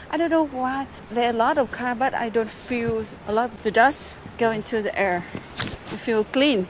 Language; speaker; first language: English; non-native, learner; Vietnamese